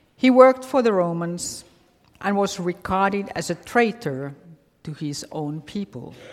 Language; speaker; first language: English; non-native, fluent; Finnish